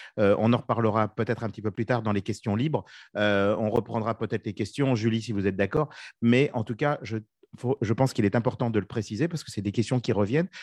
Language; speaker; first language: French; native; French